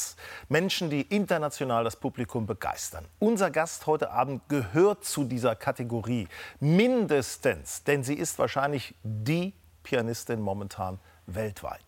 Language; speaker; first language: German; native; German